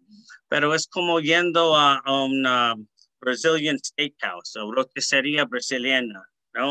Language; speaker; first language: Spanish; early bilingual, heritage; Spanish